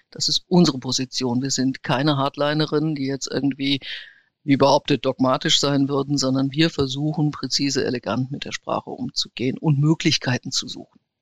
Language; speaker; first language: German; native; German